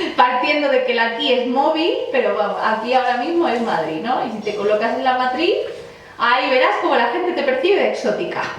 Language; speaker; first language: Spanish; early bilingual, other home language; Chinese